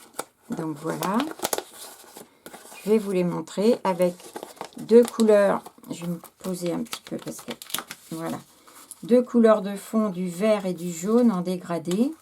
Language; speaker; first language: French; native; French